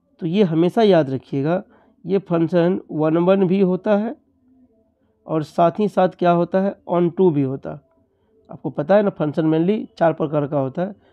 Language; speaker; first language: Hindi; native; Hindi